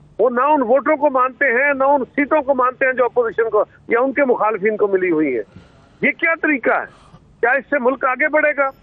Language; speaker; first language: Urdu; non-native, local second language; Punjabi